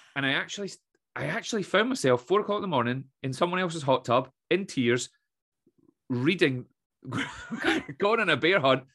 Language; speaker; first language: English; native; English